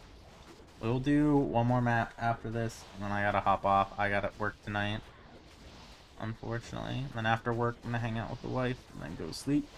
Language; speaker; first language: English; native; English